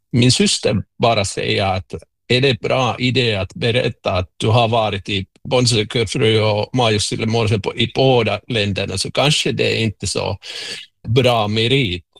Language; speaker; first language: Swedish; non-native, local second language; Finnish